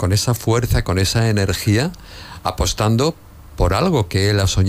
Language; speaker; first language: Spanish; native; Spanish